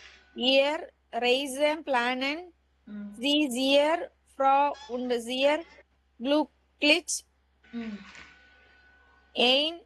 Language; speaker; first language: German; non-native, learner; Tamil